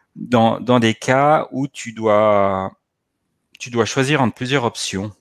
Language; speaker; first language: French; native; French